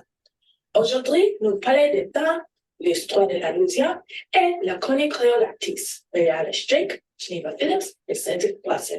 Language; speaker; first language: French; non-native, learner; English